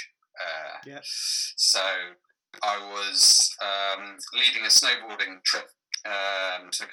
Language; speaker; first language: English; native; English